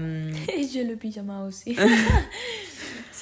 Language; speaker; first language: French; non-native, learner; Spanish